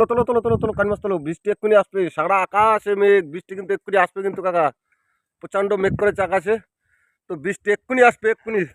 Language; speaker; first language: Bangla; native; Bangla